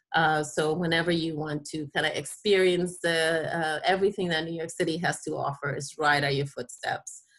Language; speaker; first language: English; non-native, fluent; Spanish